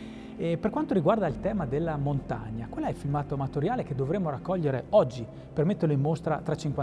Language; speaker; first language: Italian; native; Italian